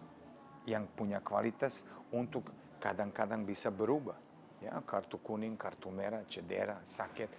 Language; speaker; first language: Indonesian; non-native, fluent; Serbian